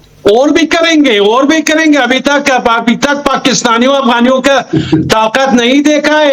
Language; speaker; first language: Hindi; non-native, learner; Pashto